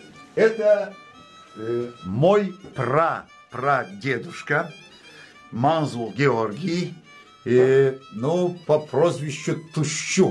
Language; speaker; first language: Russian; non-native, local second language; Gagauz